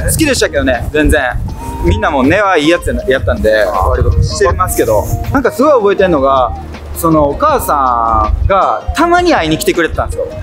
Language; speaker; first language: Japanese; native; Japanese